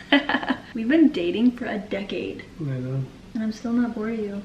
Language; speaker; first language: English; native; English